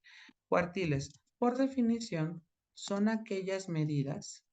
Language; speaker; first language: Spanish; native; Spanish